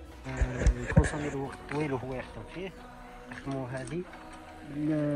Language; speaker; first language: French; non-native, learner; Arabic